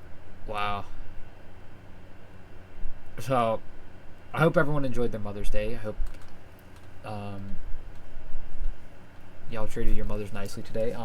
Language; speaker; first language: English; native; English